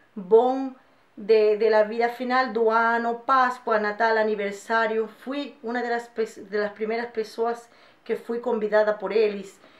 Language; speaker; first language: Portuguese; non-native, fluent; Spanish